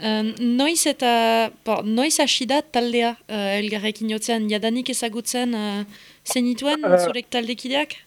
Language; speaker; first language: Basque; native; Basque